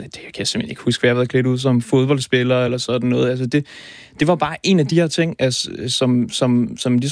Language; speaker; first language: Danish; native; Danish